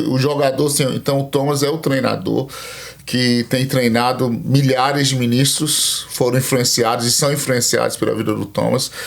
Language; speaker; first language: Portuguese; native; Portuguese